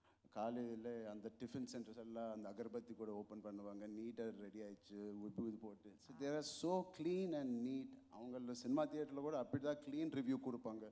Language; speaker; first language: Tamil; non-native, local second language; Telugu